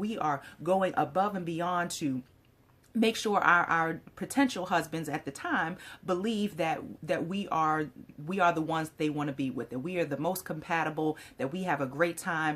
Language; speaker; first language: English; native; English